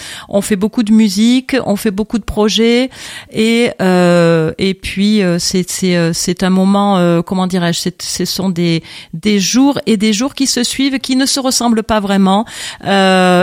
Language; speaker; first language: French; native; French